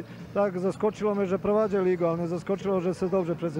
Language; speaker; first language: Polish; non-native, learner; Serbian